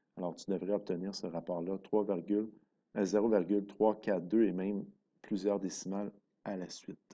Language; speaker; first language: French; native; French